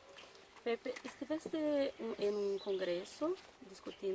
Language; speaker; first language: Spanish; non-native, learner; Portuguese